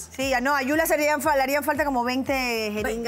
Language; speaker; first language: Spanish; native; Spanish